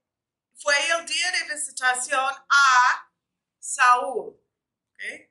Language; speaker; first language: Spanish; non-native, fluent; English